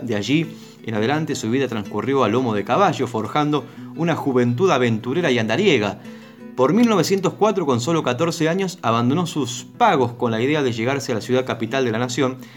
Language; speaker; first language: Spanish; native; Spanish